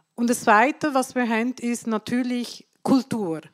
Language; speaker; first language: German; non-native, fluent; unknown